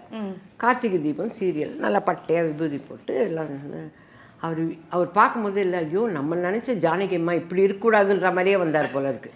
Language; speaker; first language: Tamil; native; Tamil